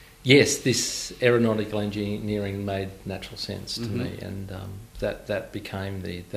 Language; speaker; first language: English; native; English